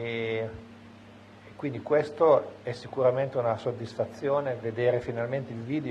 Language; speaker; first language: Italian; native; Italian